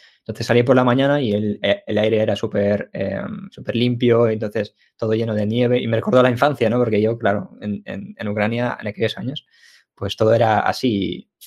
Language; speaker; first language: Spanish; early bilingual, other home language; Ukrainian